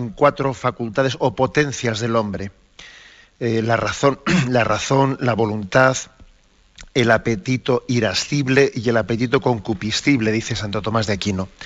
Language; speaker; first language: Spanish; native; Spanish